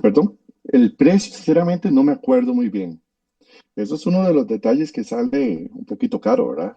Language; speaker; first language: Spanish; native; Spanish